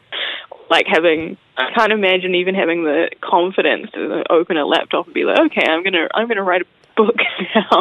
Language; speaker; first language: English; native; English